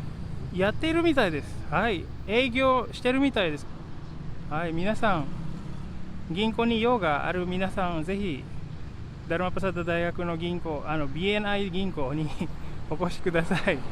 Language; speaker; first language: Japanese; non-native, fluent; Indonesian